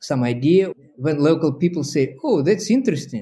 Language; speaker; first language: English; non-native, fluent; Russian